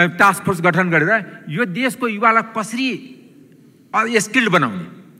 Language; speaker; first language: Nepali; non-native, local second language; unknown